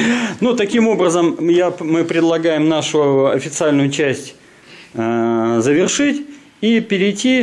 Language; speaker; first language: Russian; native; Russian